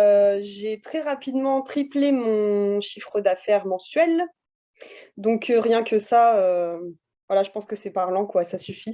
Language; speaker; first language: French; native; French